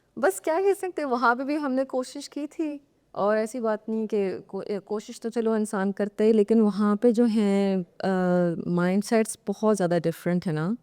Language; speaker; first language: Urdu; native; Urdu